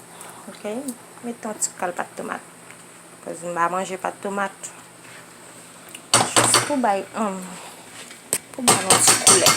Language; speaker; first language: French; non-native, local second language; Haitian Creole